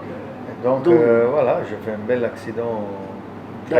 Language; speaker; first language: French; non-native, learner; Italian